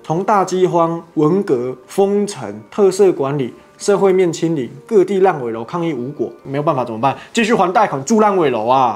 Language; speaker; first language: Chinese; native; Chinese